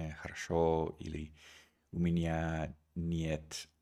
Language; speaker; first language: Russian; non-native, learner; English